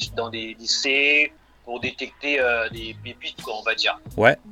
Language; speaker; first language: French; non-native, local second language; Lingala